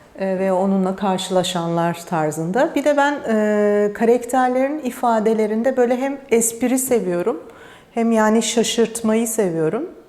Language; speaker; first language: Turkish; early bilingual, heritage; Turkish